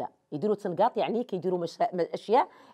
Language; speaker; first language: Arabic; native; Arabic